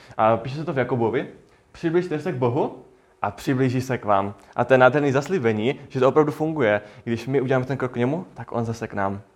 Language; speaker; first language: Czech; native; Czech